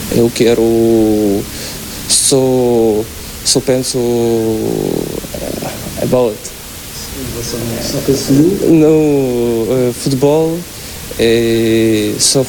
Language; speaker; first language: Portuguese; non-native, learner; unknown